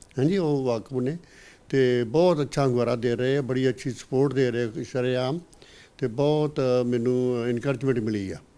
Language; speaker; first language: Punjabi; native; Punjabi